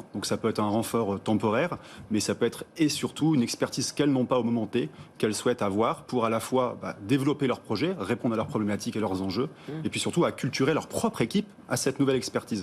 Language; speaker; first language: French; native; French